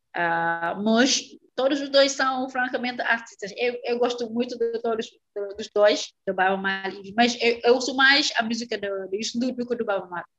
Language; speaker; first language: Portuguese; non-native, fluent; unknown